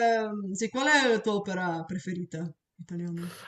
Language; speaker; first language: Italian; non-native, fluent; Bulgarian